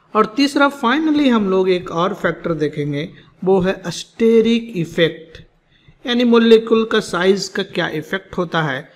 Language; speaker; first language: Hindi; native; Hindi